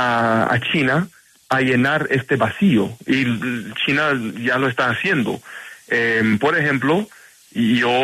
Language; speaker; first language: Spanish; early bilingual, heritage; Spanish